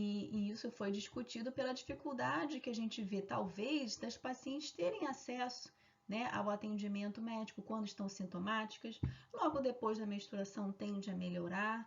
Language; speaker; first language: Portuguese; native; Portuguese